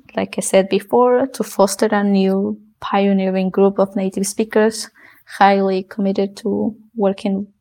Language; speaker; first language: English; non-native, fluent; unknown